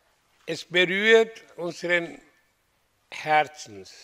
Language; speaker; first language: German; non-native, fluent; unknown